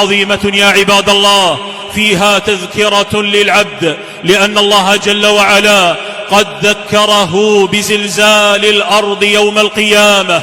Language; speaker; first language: Arabic; native; Arabic